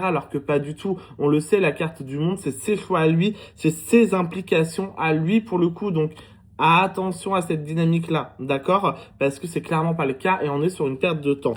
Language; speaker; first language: French; native; French